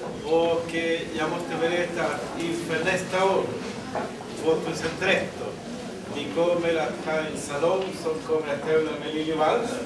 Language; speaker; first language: Swedish; non-native, fluent; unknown